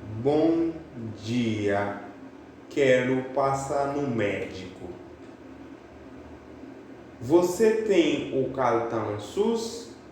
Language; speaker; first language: Portuguese; non-native, fluent; Haitian Creole